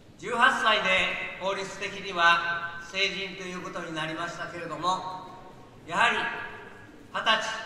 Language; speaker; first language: Japanese; native; Japanese